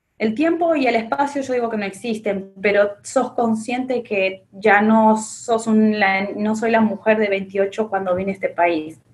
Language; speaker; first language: Spanish; native; Spanish